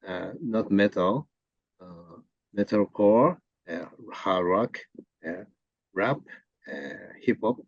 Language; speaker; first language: English; non-native, learner; Japanese